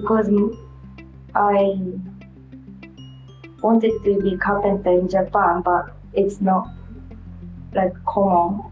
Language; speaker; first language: English; non-native, learner; Japanese